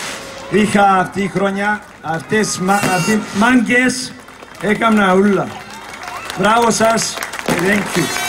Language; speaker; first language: Greek; non-native, learner; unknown